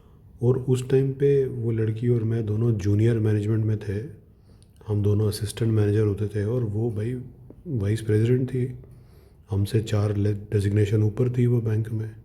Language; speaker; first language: Hindi; native; Hindi